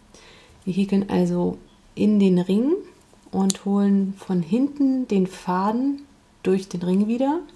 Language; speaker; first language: German; native; German